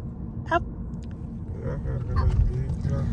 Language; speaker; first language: Turkish; non-native, fluent; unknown